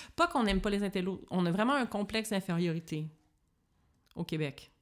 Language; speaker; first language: French; native; French